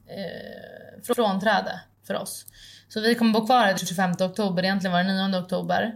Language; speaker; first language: Swedish; early bilingual, other home language; Italian